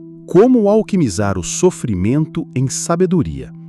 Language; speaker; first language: Portuguese; native; Portuguese